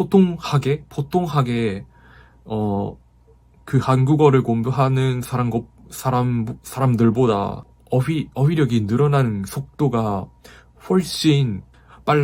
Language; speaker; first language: Korean; non-native, fluent; Japanese